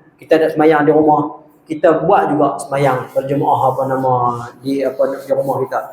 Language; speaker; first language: Malay; native; Malay